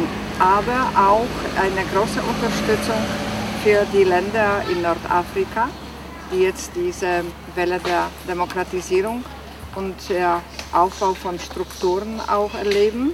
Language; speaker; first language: German; non-native, fluent; Polish